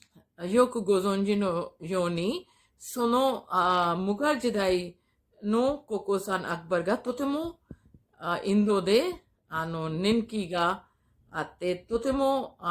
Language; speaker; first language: Japanese; non-native, fluent; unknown